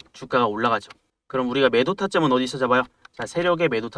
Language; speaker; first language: Korean; native; Korean